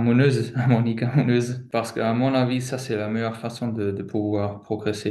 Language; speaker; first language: French; non-native, fluent; German